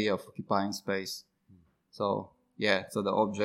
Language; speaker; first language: English; non-native, local second language; Cebuano